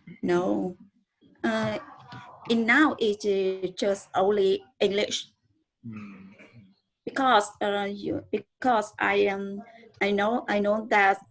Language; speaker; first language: English; non-native, learner; Vietnamese